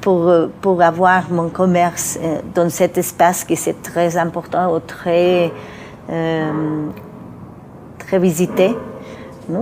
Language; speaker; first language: French; non-native, fluent; Spanish